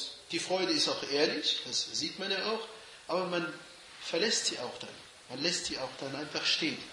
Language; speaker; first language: German; non-native, fluent; Arabic